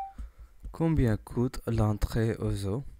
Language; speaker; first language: French; non-native, learner; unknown